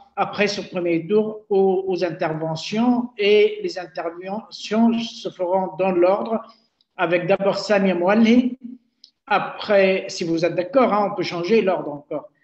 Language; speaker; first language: French; non-native, local second language; Arabic